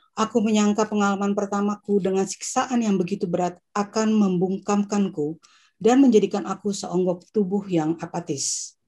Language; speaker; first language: English; non-native, fluent; Indonesian